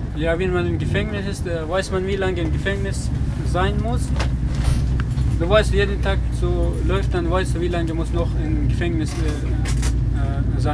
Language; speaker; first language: German; non-native, learner; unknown